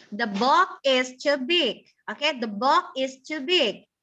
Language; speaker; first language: English; non-native, learner; Indonesian